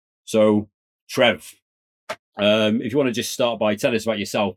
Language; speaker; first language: English; native; English